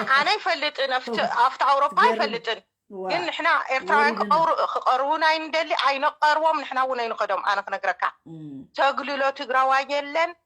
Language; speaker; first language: Tigrinya; native; Tigrinya